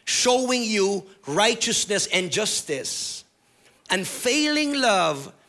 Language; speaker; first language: English; non-native, local second language; Filipino